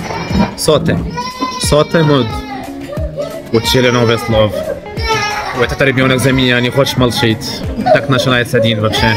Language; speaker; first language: Russian; non-native, learner; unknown